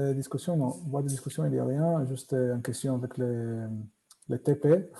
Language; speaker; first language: French; non-native, fluent; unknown